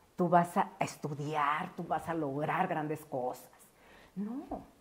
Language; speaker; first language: Spanish; native; Spanish